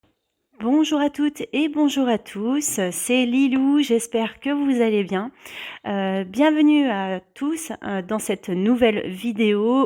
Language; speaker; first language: French; native; French